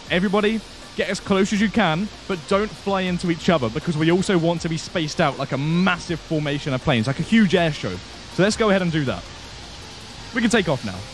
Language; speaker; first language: English; native; English